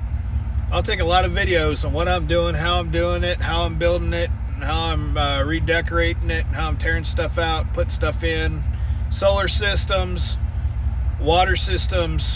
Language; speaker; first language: English; native; English